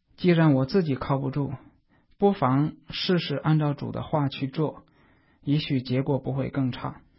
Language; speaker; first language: Chinese; native; Chinese